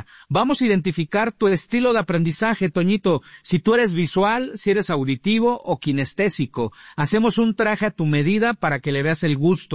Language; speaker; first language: Spanish; native; Spanish